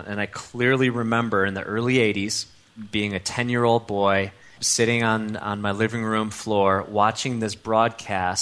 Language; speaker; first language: English; native; English